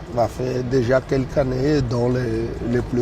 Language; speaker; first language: French; non-native, fluent; Portuguese